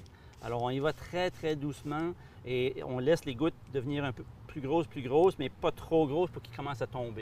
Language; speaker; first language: French; native; French